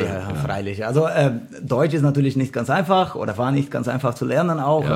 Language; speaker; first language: German; non-native, fluent; Portuguese